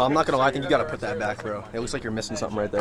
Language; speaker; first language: English; native; English